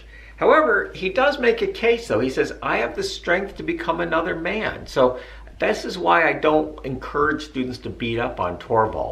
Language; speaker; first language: English; native; English